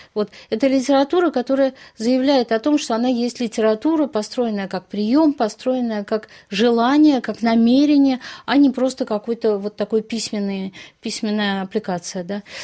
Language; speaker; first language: Russian; native; Russian